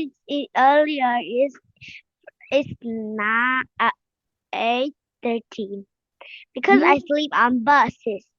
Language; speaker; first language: English; non-native, learner; Vietnamese